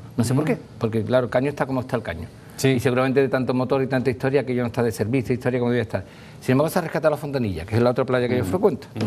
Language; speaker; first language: Spanish; native; Spanish